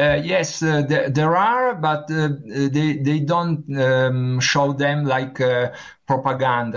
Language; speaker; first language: English; non-native, learner; Italian